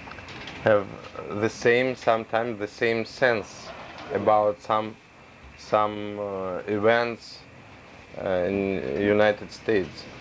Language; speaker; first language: English; non-native, learner; Russian